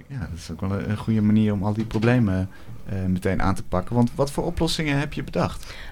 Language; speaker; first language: Dutch; native; Dutch